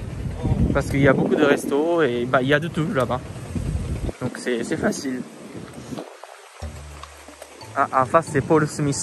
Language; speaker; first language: French; non-native, fluent; Japanese